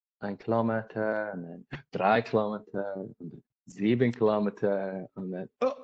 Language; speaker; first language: German; non-native, learner; English